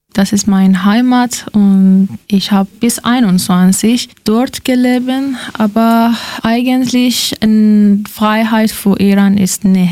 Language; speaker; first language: German; non-native, learner; Persian